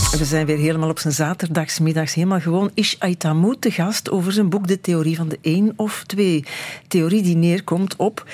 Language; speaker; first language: Dutch; native; Dutch